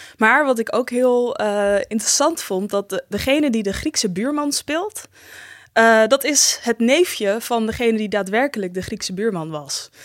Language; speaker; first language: Dutch; native; Dutch